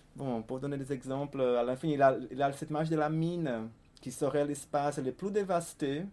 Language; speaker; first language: French; non-native, fluent; Portuguese